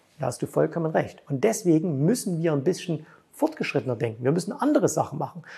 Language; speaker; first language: German; native; German